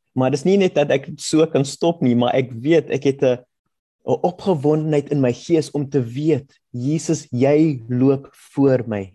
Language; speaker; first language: Afrikaans; non-native, local second language; German